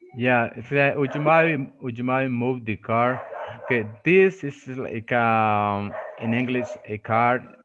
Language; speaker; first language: English; non-native, fluent; Spanish